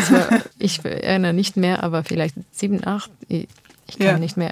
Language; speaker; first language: German; non-native, learner; Armenian